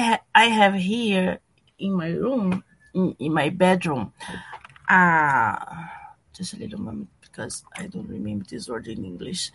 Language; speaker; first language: English; non-native, learner; Portuguese